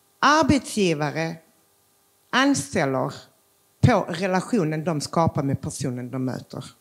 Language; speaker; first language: Swedish; early bilingual, other home language; Macedonian